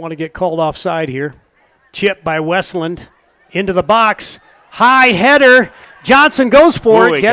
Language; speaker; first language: English; native; English